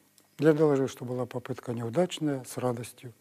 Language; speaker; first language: Russian; native; Russian